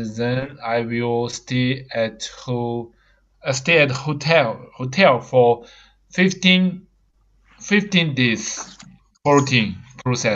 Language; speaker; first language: English; non-native, learner; Chinese